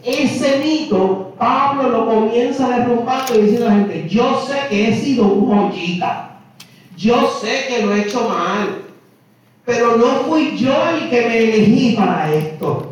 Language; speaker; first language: Spanish; native; Spanish